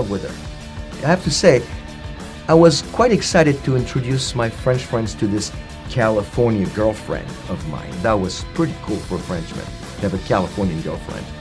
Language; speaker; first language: English; non-native, fluent; French